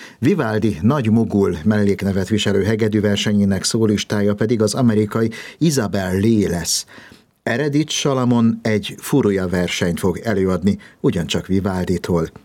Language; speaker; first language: Hungarian; native; Hungarian